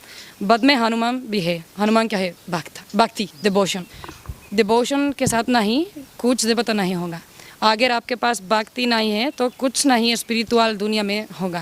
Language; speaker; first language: Hindi; non-native, learner; Spanish